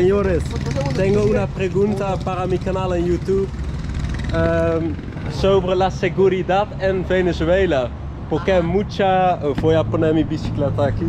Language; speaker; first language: Spanish; non-native, learner; Dutch